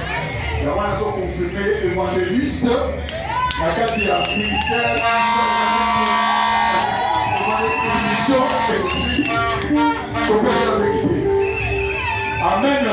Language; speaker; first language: French; non-native, local second language; Lingala